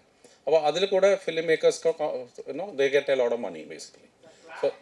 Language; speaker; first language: Tamil; non-native, fluent; Malayalam